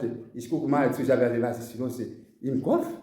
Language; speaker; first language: German; non-native, learner; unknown